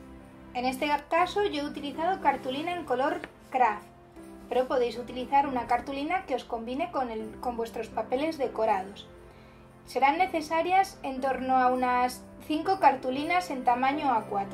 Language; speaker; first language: Spanish; native; Spanish